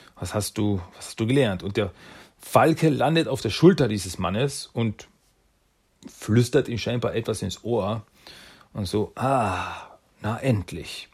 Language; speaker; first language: German; native; German